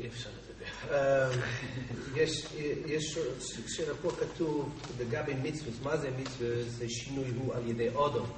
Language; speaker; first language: Hebrew; non-native, learner; English